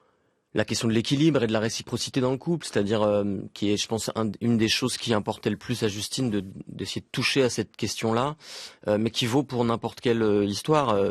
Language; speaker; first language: French; native; French